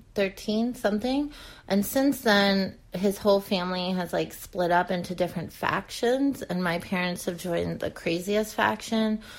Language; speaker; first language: English; native; English